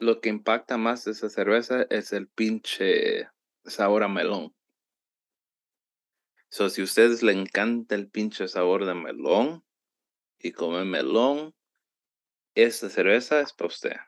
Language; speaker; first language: Spanish; early bilingual, heritage; Spanish